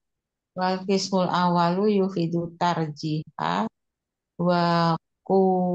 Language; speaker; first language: Arabic; non-native, learner; Indonesian